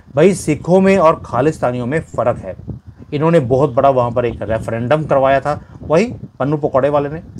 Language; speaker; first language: Hindi; native; Hindi